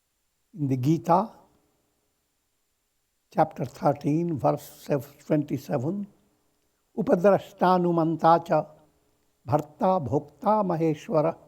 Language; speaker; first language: English; non-native, local second language; Hindi